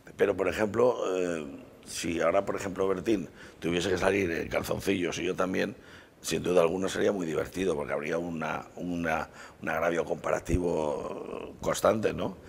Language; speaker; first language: Spanish; native; Spanish